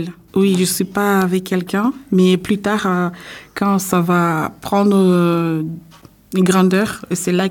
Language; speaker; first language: French; non-native, local second language; Comorian